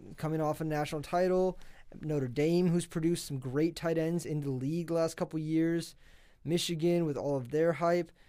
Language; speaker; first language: English; native; English